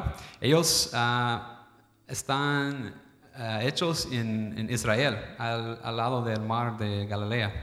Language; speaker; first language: Spanish; non-native, fluent; English